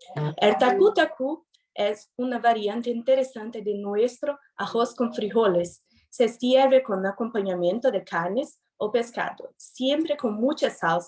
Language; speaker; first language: Spanish; non-native, learner; Portuguese